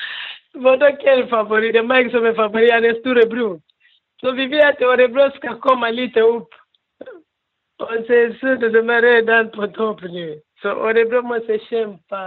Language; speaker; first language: Swedish; non-native, learner; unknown